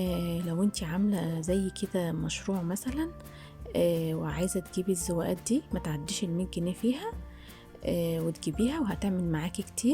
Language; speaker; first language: Arabic; native; Arabic